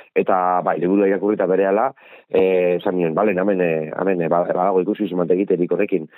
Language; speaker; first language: Basque; native; Basque